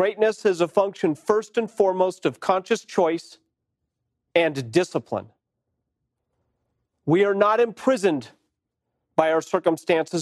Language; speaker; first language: English; native; English